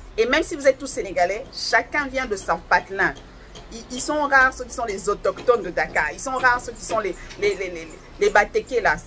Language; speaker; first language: French; non-native, local second language; Lingala